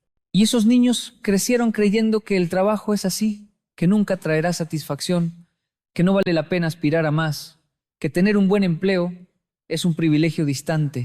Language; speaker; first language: Spanish; native; Spanish